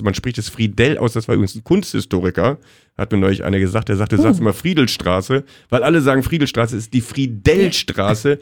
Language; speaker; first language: German; native; German